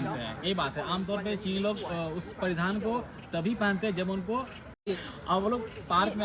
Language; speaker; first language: Hindi; native; Hindi